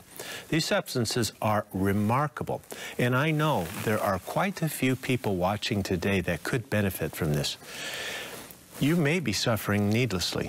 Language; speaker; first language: English; native; English